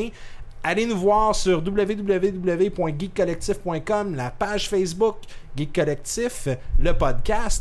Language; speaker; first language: French; native; French